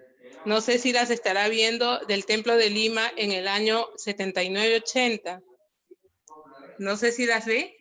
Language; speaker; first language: Spanish; native; Spanish